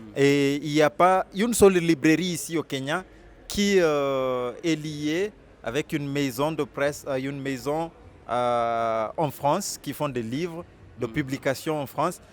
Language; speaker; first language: French; non-native, fluent; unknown